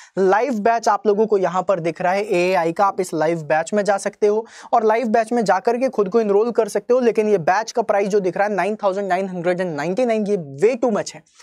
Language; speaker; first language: Hindi; native; Hindi